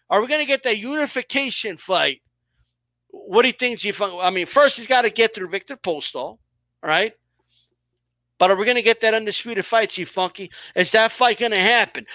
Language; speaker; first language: English; early bilingual, other home language; Spanish